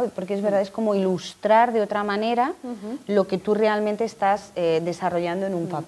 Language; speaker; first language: Spanish; native; Spanish